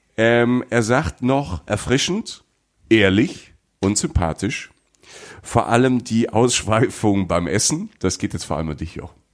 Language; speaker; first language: German; native; German